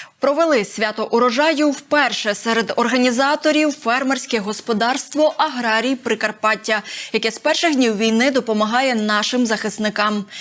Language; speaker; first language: Ukrainian; native; Ukrainian